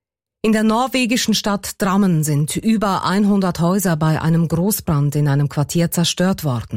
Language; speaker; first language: German; native; German